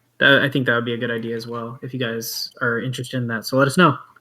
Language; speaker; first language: English; native; English